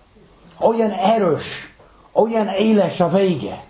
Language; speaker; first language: Hungarian; early bilingual, heritage; English